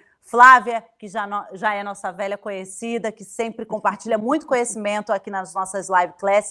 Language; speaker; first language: Portuguese; native; Portuguese